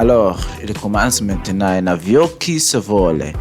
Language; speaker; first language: French; non-native, learner; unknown